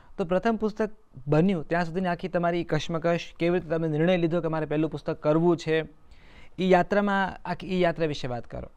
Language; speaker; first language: Gujarati; native; Gujarati